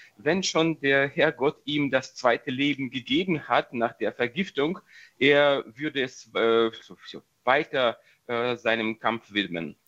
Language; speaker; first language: German; non-native, fluent; Russian